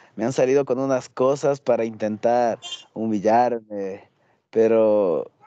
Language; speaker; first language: Spanish; native; Spanish